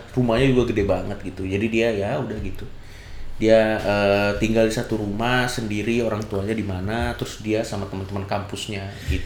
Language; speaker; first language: Indonesian; native; Indonesian